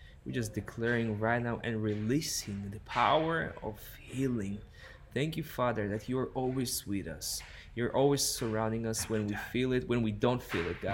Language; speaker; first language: English; non-native, fluent; Hebrew